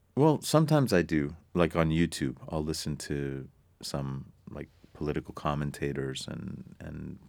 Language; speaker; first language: English; native; English